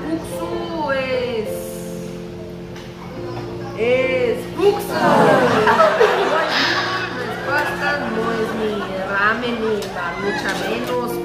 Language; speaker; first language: Spanish; early bilingual, other home language; Korean